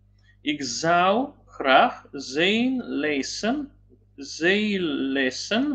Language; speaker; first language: Dutch; non-native, learner; Polish